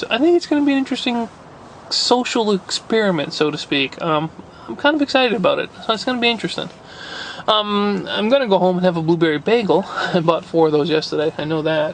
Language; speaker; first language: English; native; English